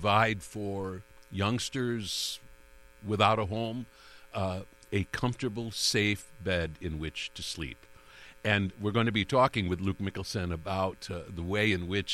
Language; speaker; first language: English; native; English